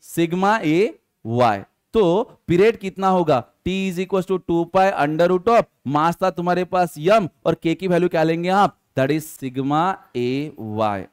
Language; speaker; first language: Hindi; non-native, local second language; Marathi